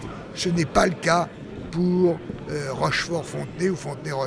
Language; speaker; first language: French; native; French